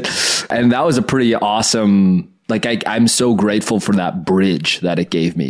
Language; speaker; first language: English; native; English